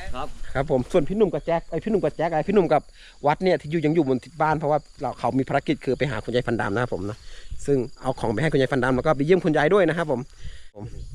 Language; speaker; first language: Thai; non-native, local second language; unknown